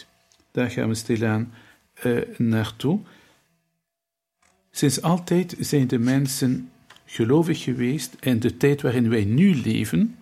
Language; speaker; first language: Dutch; non-native, fluent; French